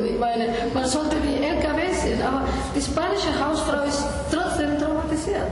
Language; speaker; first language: German; non-native, fluent; Spanish